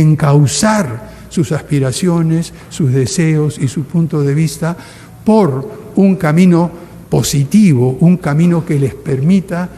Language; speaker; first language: Spanish; native; Spanish